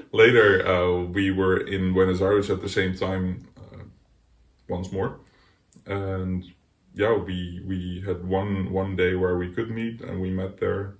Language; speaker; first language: English; non-native, fluent; Dutch